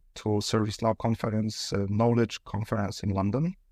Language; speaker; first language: English; non-native, fluent; Polish